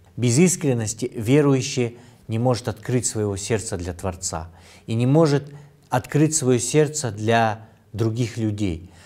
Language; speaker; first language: Russian; non-native, local second language; Kyrgyz